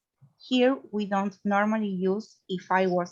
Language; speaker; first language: English; non-native, learner; Spanish